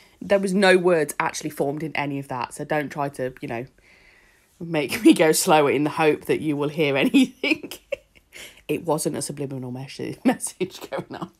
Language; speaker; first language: English; native; English